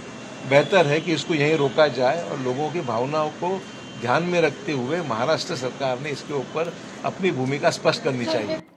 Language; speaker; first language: Hindi; non-native, local second language; Marathi